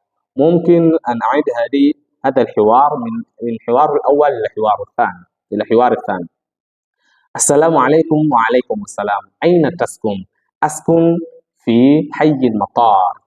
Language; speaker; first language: Arabic; non-native, fluent; Swahili